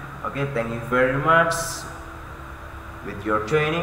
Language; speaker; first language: English; non-native, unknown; Indonesian